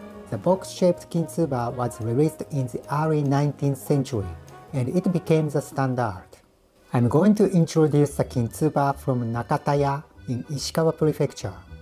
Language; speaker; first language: English; non-native, fluent; Japanese